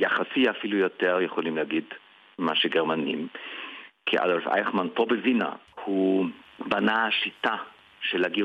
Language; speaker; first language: Hebrew; early bilingual, heritage; Hebrew